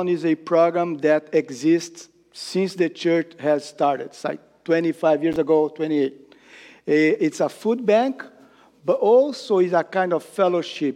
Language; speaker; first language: English; non-native, fluent; Portuguese